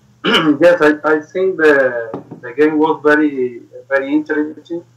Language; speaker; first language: English; non-native, learner; Spanish